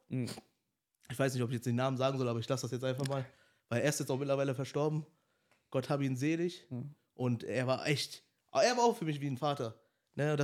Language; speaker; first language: German; native; German